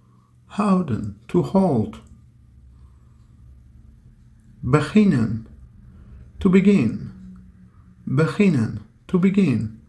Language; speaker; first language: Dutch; non-native, learner; Turkish